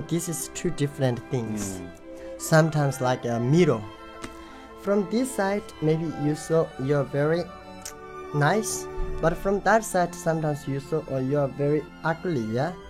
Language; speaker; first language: English; non-native, learner; Tibetan